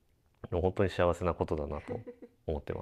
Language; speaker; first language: Japanese; native; Japanese